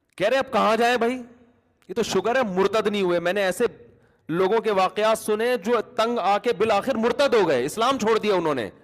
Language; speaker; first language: Urdu; native; Urdu